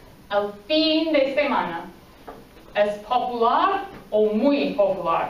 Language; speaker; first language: Spanish; non-native, fluent; English